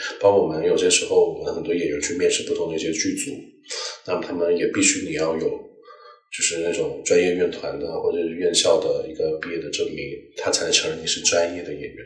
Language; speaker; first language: Chinese; non-native, local second language; Cantonese